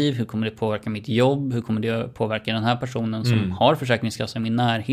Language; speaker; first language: Swedish; native; Swedish